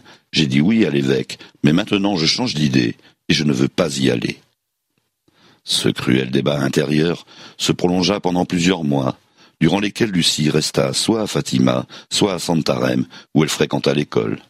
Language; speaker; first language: French; native; French